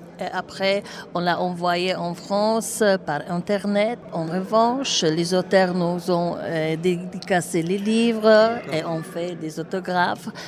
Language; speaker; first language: French; non-native, fluent; Polish